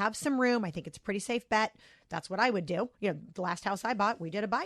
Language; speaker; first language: English; native; English